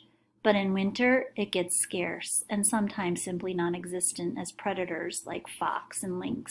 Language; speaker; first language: English; native; English